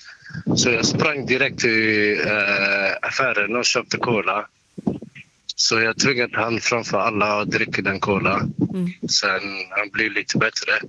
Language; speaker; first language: Swedish; non-native, learner; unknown